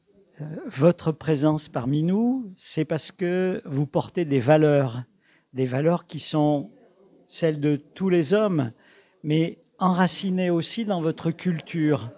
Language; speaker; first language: French; native; French